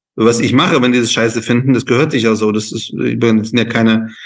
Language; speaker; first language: German; non-native, fluent; Persian